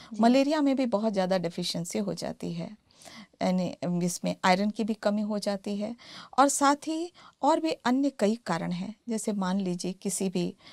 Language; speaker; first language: Hindi; native; Hindi